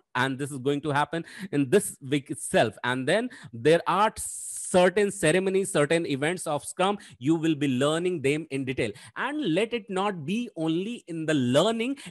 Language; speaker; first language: English; non-native, local second language; Hindi